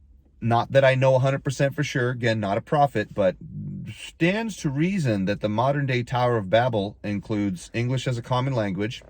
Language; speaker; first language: English; native; English